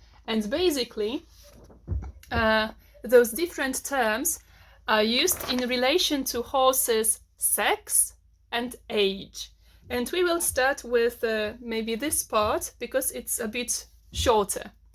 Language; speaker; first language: English; non-native, fluent; Polish